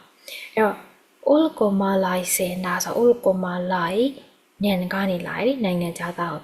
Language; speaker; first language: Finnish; non-native, fluent; Burmese